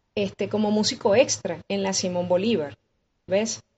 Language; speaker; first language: Spanish; native; Spanish